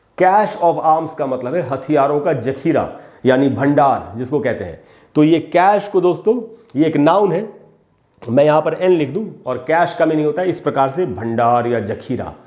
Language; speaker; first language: Hindi; native; Hindi